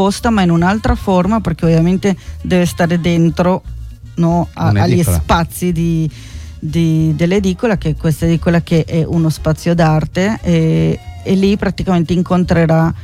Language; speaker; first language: Italian; non-native, fluent; Spanish